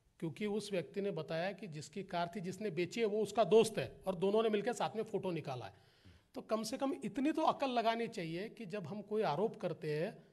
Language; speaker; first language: Hindi; non-native, local second language; Marathi